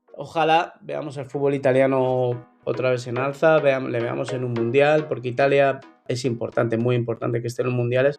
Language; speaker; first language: Spanish; native; Spanish